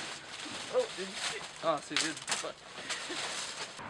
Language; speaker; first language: French; native; French